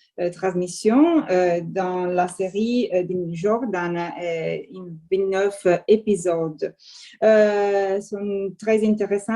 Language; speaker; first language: French; non-native, fluent; Italian